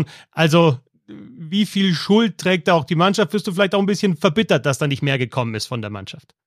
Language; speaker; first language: German; native; German